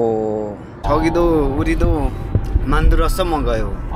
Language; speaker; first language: Korean; non-native, learner; Nepali